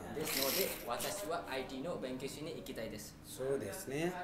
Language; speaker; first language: Japanese; non-native, learner; Nepali